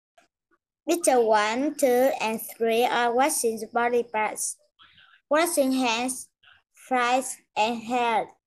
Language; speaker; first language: English; non-native, learner; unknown